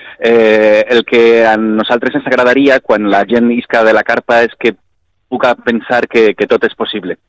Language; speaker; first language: Catalan; native; Catalan